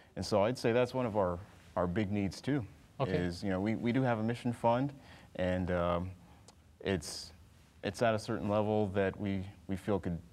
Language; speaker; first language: English; native; English